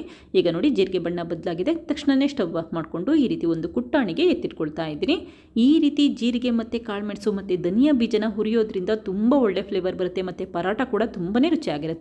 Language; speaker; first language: Kannada; native; Kannada